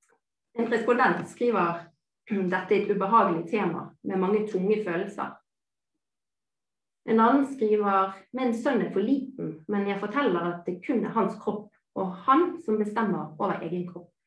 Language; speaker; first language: Norwegian; native; Norwegian